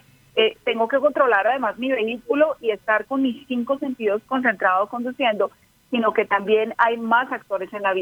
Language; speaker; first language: Spanish; native; Spanish